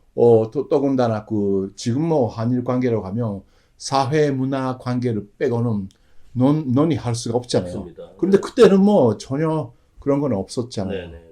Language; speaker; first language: Korean; non-native, fluent; Japanese